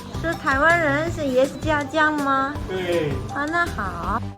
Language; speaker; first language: Chinese; non-native, learner; Korean